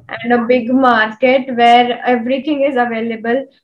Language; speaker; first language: English; non-native, local second language; Marathi